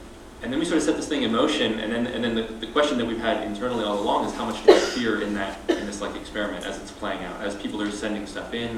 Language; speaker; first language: English; native; English